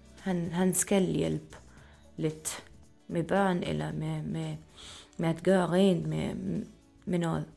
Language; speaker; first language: Danish; non-native, fluent; Arabic